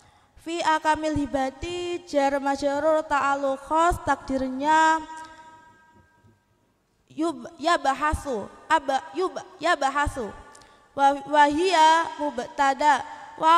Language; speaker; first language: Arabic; non-native, learner; Javanese